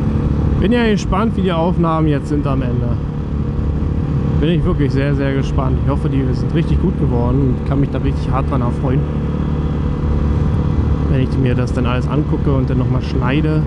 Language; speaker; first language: German; native; German